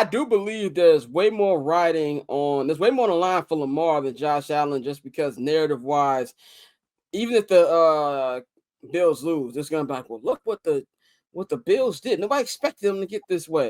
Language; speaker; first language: English; native; English